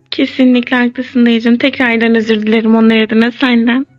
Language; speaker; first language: Turkish; native; Turkish